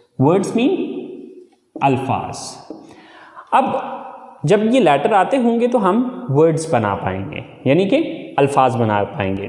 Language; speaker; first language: Urdu; native; Urdu